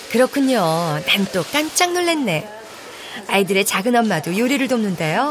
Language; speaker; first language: Korean; native; Korean